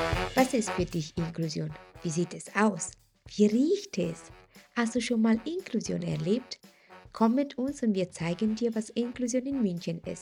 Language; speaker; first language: German; non-native, fluent; Italian